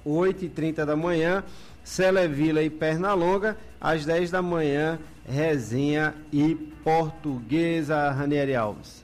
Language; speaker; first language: Portuguese; native; Portuguese